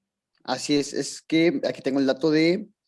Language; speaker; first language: Spanish; native; Spanish